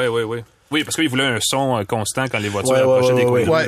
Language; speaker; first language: French; native; French